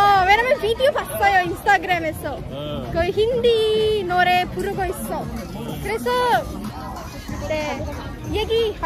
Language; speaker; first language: Korean; non-native, learner; Hindi